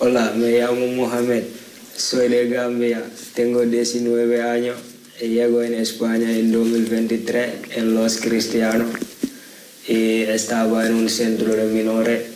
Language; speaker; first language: Spanish; non-native, learner; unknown